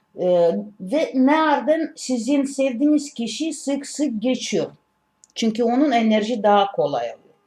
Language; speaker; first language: Turkish; non-native, learner; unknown